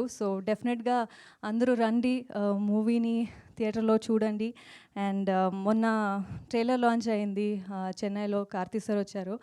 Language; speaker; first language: Telugu; non-native, fluent; Kannada